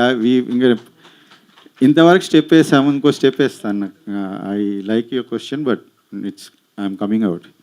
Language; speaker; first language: Telugu; native; Telugu